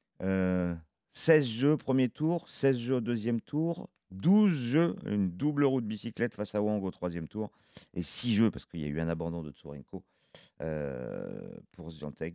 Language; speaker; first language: French; native; French